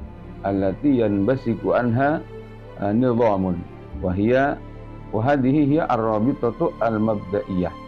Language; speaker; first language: Arabic; non-native, fluent; Indonesian